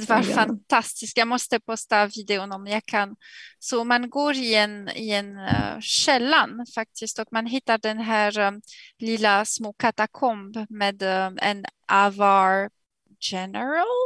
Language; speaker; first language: Swedish; non-native, fluent; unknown